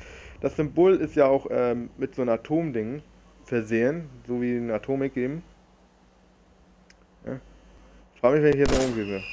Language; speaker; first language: German; native; German